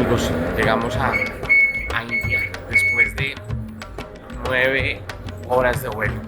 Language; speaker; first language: Spanish; native; Spanish